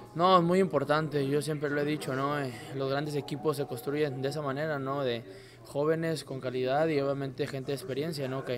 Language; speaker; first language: Spanish; native; Spanish